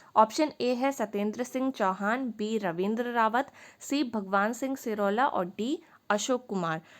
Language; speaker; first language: Hindi; native; Hindi